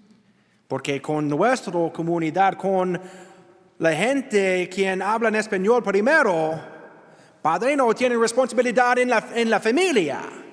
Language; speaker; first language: Spanish; non-native, learner; English